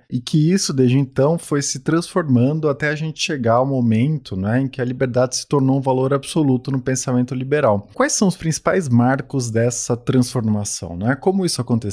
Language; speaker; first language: Portuguese; native; Portuguese